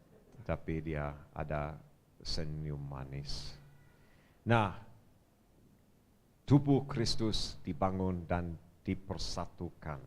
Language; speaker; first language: Indonesian; non-native, fluent; English